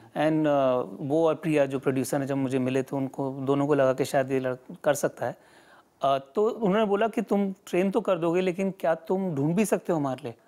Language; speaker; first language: Hindi; native; Hindi